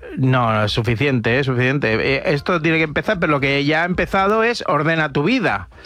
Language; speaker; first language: Spanish; native; Spanish